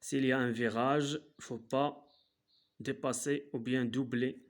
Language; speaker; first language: French; non-native, local second language; Arabic